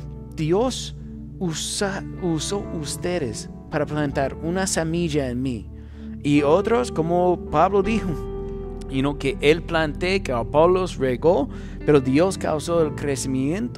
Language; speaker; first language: Spanish; non-native, fluent; English